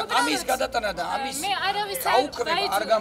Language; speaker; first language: Georgian; native; Georgian